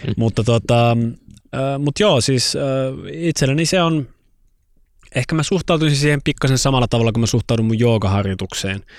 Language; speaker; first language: Finnish; native; Finnish